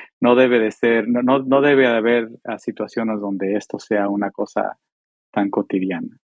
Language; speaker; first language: Spanish; early bilingual, heritage; Spanish